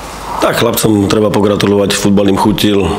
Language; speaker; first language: Slovak; native; Slovak